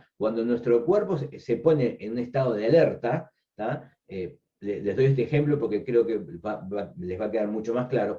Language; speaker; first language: Spanish; native; Spanish